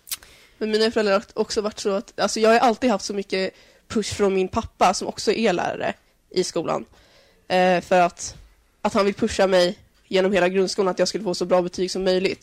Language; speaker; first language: Swedish; native; Swedish